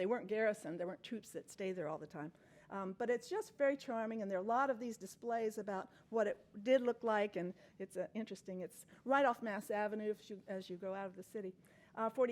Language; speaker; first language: English; native; English